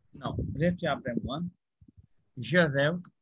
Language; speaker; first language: French; non-native, fluent; Hindi